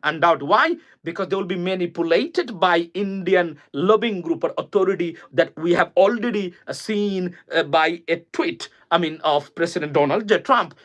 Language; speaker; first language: English; non-native, local second language; Bangla